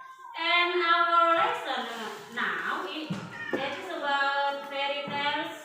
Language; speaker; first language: English; non-native, learner; Indonesian